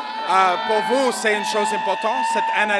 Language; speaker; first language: French; non-native, learner; English